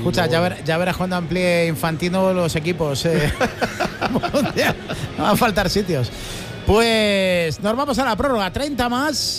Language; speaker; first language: Spanish; native; Spanish